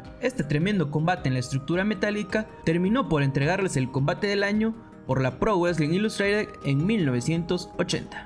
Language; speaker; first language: Spanish; native; Spanish